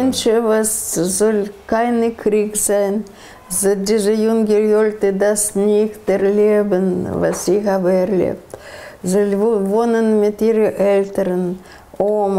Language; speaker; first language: German; non-native, learner; Russian